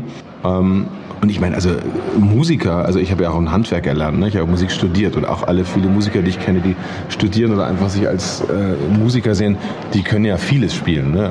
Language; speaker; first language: German; native; German